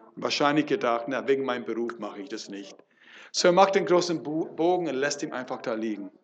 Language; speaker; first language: German; non-native, fluent; English